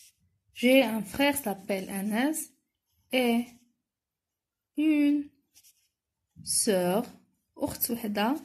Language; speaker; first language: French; non-native, local second language; Arabic